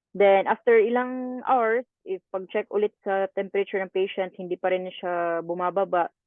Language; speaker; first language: Filipino; native; Filipino